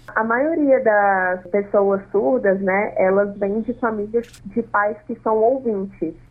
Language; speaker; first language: Portuguese; non-native, local second language; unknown